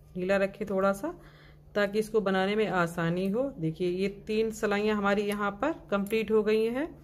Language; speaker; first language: Hindi; native; Hindi